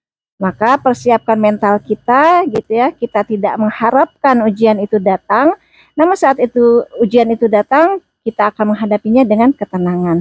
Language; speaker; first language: Indonesian; native; Indonesian